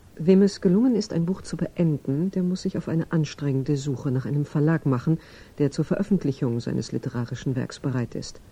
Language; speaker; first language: German; native; German